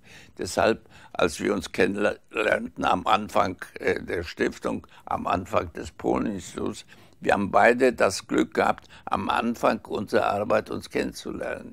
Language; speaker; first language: German; early bilingual, heritage; German